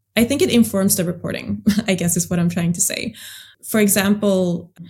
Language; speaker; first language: English; early bilingual, other home language; Swedish